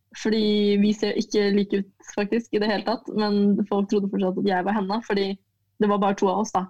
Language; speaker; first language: Norwegian; early bilingual, other home language; Chinese